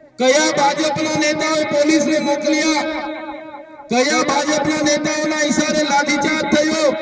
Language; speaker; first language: Gujarati; non-native, local second language; Vasavi